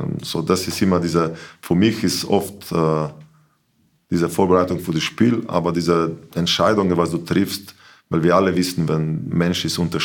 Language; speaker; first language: German; non-native, learner; Slovenian